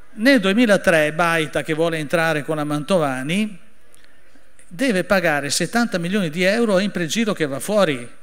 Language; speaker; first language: Italian; native; Italian